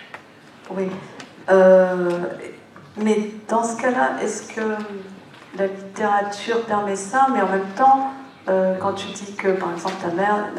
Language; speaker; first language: French; non-native, fluent; Japanese